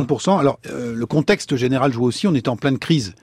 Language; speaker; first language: French; native; French